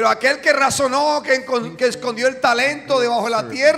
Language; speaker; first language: Spanish; native; Spanish